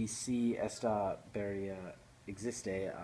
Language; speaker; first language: Spanish; non-native, learner; English